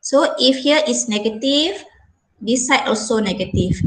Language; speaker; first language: English; non-native, local second language; Malay